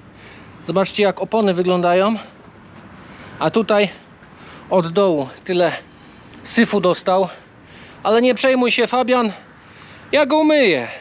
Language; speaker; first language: Polish; native; Polish